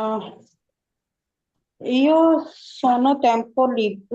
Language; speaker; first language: Italian; non-native, learner; Urdu